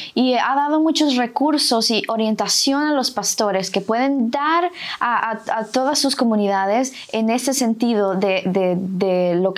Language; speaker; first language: Spanish; native; Spanish